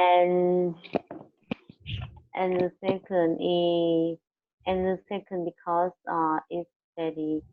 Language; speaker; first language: English; non-native, learner; Vietnamese